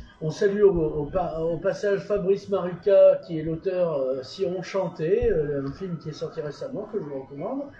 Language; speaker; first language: French; native; French